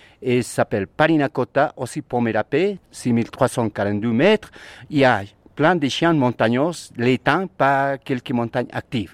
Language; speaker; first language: French; non-native, learner; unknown